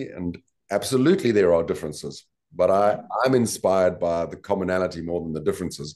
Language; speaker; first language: English; native; English